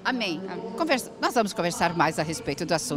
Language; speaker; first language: Portuguese; native; Portuguese